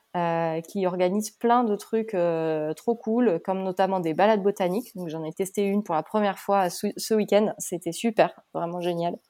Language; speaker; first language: French; native; French